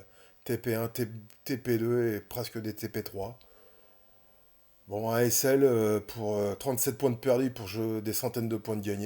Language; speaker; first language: French; native; French